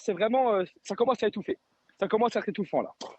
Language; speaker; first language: French; native; French